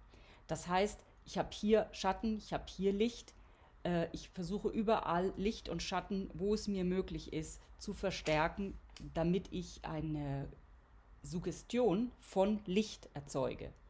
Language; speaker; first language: German; native; German